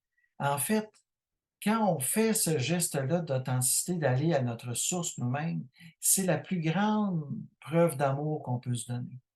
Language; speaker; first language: French; native; French